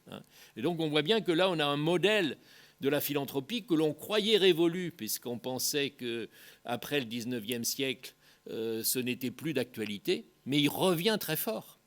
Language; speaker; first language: French; native; French